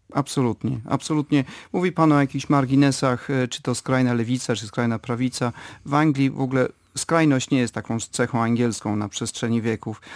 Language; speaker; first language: Polish; early bilingual, heritage; Polish